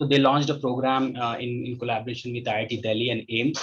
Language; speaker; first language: English; non-native, local second language; Hindi